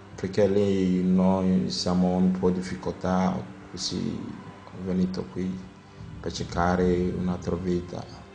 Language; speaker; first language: Italian; non-native, learner; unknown